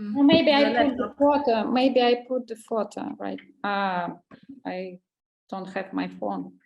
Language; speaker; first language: English; non-native, learner; Russian